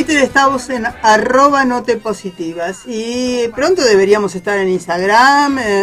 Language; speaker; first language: Spanish; native; Spanish